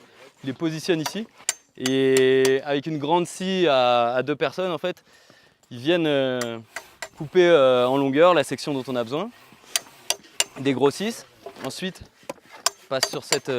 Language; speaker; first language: French; native; French